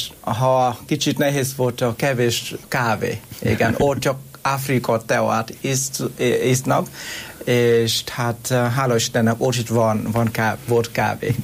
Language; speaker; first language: Hungarian; non-native, learner; Vietnamese